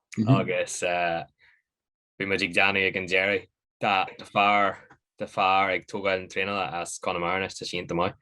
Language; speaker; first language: Irish; native; Irish